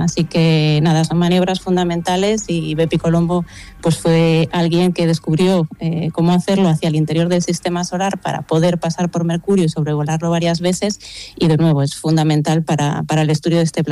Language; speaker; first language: Spanish; native; Spanish